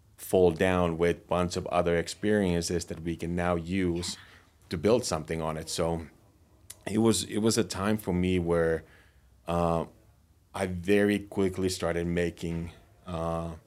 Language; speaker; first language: English; non-native, fluent; Finnish